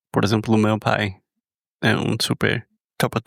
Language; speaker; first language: Portuguese; non-native, fluent; English